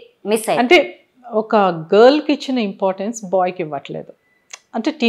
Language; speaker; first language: Telugu; native; Telugu